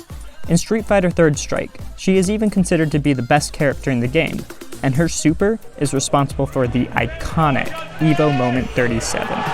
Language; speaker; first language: English; native; English